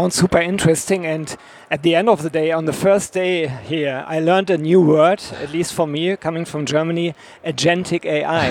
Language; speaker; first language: English; non-native, fluent; German